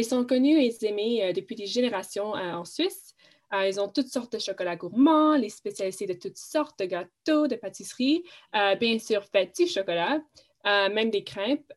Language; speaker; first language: French; non-native, fluent; English